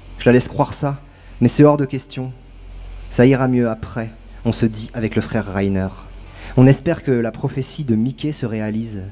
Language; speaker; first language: French; native; French